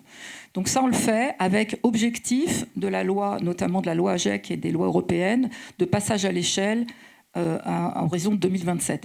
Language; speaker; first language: French; native; French